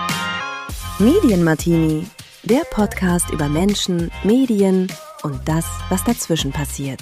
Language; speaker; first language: German; native; German